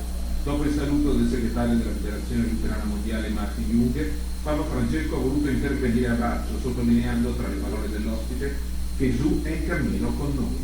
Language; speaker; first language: Italian; native; Italian